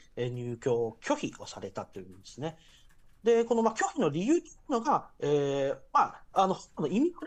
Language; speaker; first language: Japanese; early bilingual, heritage; Japanese